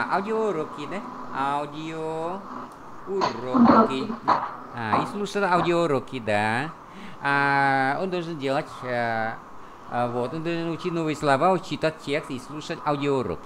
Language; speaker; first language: Russian; non-native, fluent; Vietnamese